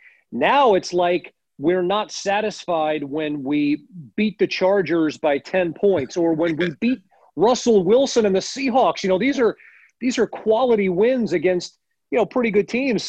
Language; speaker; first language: English; native; English